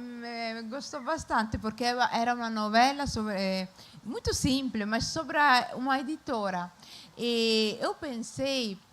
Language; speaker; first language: Portuguese; non-native, fluent; Italian